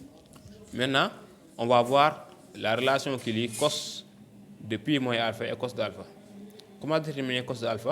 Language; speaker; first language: French; non-native, local second language; Wolof